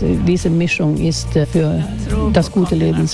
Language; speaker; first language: German; non-native, fluent; Swedish